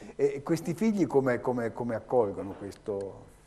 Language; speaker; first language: Italian; native; Italian